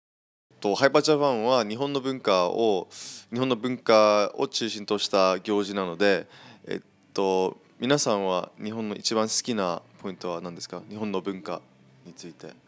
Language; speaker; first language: Japanese; non-native, learner; English